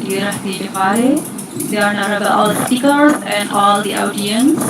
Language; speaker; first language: English; non-native, learner; Indonesian